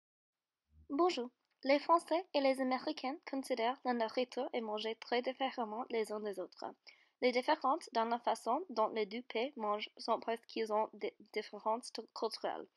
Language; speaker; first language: French; non-native, learner; English